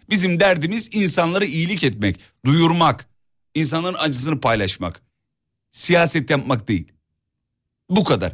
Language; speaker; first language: Turkish; native; Turkish